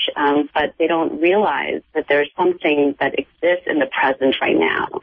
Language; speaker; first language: English; native; English